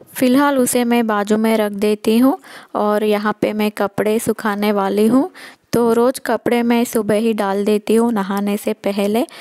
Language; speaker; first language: Hindi; non-native, local second language; Telugu